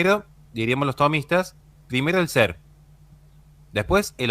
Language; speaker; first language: Spanish; native; Spanish